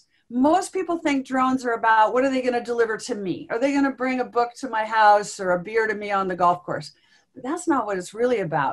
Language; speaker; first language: English; native; English